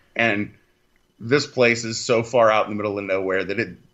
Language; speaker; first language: English; native; English